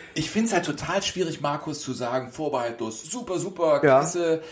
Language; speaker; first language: German; native; German